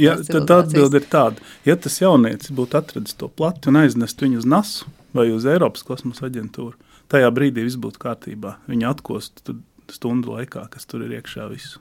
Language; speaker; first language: Latvian; native; Latvian